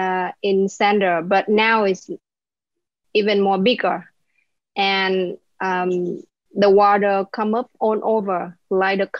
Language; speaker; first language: English; non-native, learner; Vietnamese